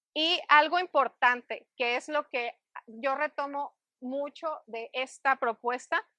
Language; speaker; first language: Spanish; native; Spanish